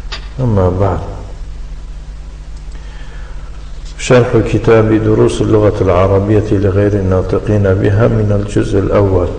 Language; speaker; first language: Arabic; non-native, fluent; Tajik